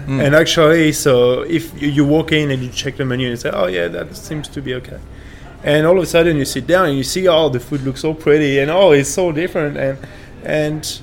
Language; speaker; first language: English; non-native, fluent; French